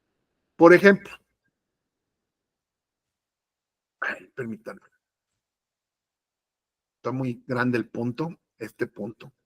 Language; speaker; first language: Spanish; native; Spanish